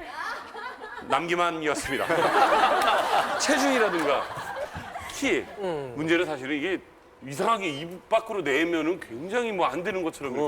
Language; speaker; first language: Korean; native; Korean